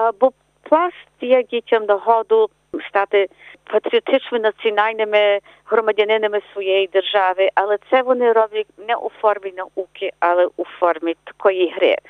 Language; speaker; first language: Ukrainian; early bilingual, heritage; Ukrainian